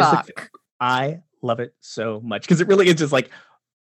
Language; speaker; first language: English; native; English